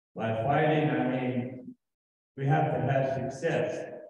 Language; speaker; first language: English; native; English